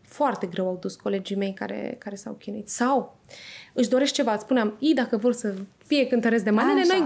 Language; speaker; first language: Romanian; native; Romanian